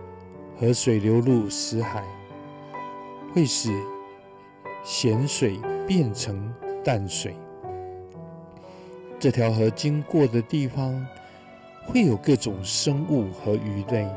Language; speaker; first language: Chinese; native; Chinese